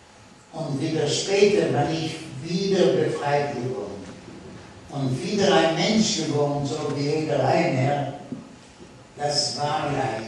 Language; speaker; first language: German; non-native, learner; Yiddish